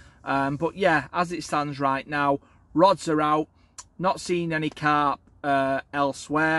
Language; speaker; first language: English; native; English